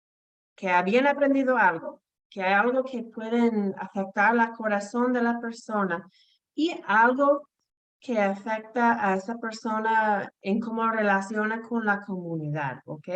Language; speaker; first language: Spanish; non-native, fluent; English